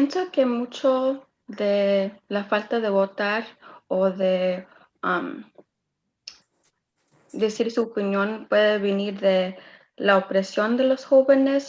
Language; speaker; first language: Spanish; early bilingual, other home language; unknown